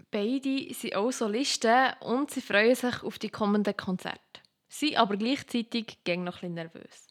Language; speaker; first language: German; native; German